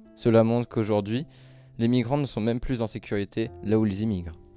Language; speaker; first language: French; native; French